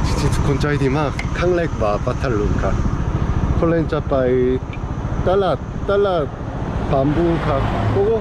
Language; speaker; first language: Thai; non-native, learner; Korean